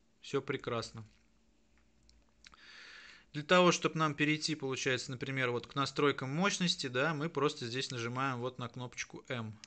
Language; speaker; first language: Russian; native; Russian